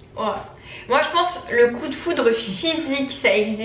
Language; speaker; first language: French; native; French